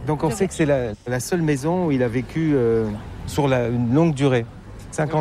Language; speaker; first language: French; native; French